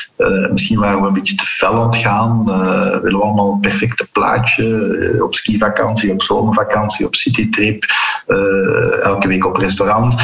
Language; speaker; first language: Dutch; early bilingual, heritage; Dutch